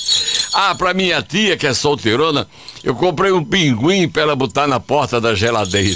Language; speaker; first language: Portuguese; native; Portuguese